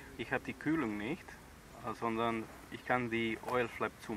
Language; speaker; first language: German; non-native, fluent; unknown